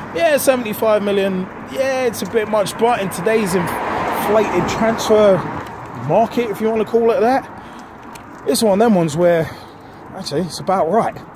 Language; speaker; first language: English; native; English